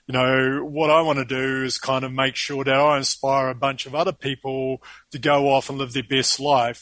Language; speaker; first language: English; native; English